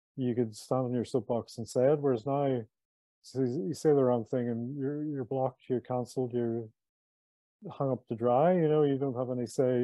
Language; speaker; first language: English; native; English